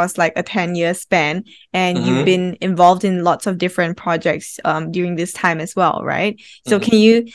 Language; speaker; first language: English; native; English